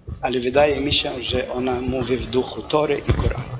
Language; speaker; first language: Polish; non-native, fluent; Arabic